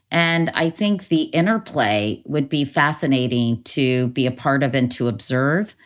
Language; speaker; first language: English; native; English